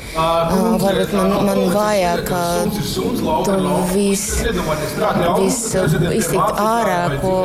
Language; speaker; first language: Latvian; non-native, learner; Russian